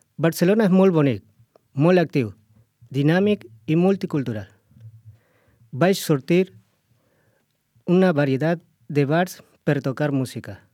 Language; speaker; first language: Catalan; non-native, learner; Spanish